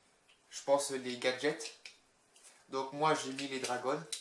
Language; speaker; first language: French; native; French